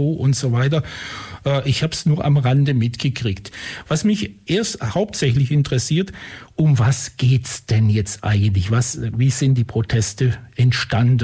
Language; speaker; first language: German; native; German